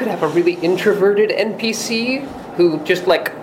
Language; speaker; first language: English; native; English